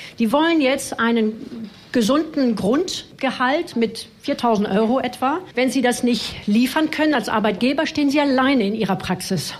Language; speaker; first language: German; non-native, fluent; French